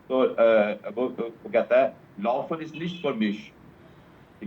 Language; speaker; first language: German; non-native, fluent; Urdu